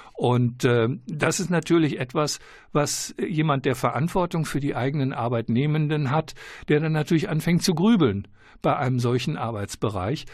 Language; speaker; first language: German; native; German